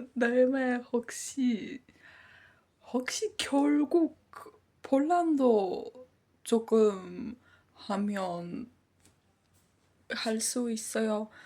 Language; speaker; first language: Korean; non-native, learner; Polish